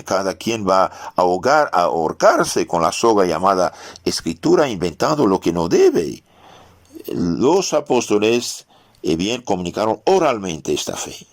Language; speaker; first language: Spanish; non-native, fluent; French